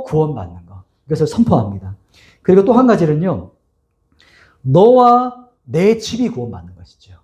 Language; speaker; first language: Korean; native; Korean